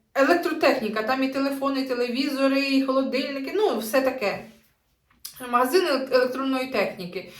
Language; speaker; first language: Ukrainian; native; Ukrainian